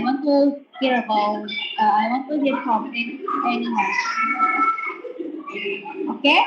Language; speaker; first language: English; non-native, fluent; Indonesian